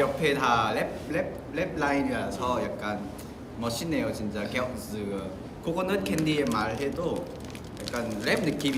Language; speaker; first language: Korean; non-native, fluent; Vietnamese